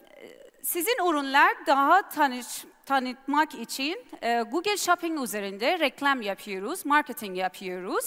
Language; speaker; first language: Turkish; non-native, learner; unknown